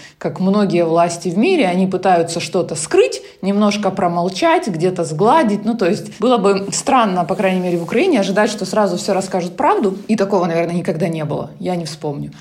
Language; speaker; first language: Russian; non-native, local second language; Ukrainian